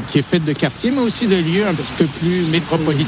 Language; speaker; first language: French; native; French